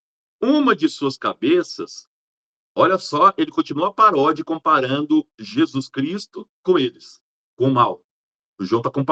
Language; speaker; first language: Portuguese; native; Portuguese